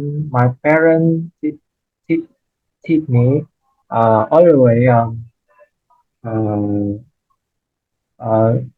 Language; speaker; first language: English; non-native, learner; Vietnamese